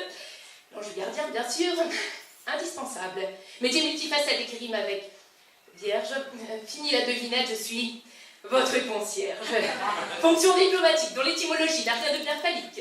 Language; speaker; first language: French; native; French